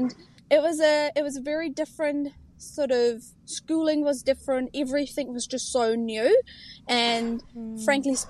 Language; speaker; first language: English; early bilingual, other home language; Urdu